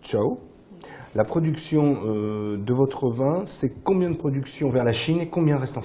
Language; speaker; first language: French; native; French